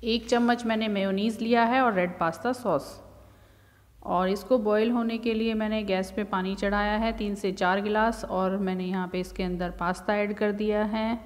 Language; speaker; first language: Hindi; native; Hindi